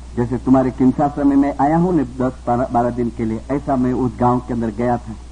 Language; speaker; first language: Hindi; non-native, local second language; Gujarati